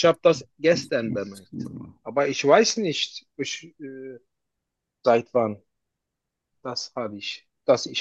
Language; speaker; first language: German; non-native, learner; Turkish